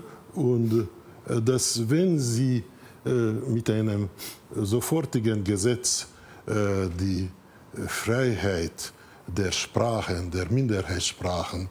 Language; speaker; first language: German; non-native, fluent; Hungarian